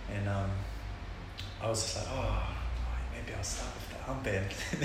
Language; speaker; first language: English; non-native, local second language; Tongan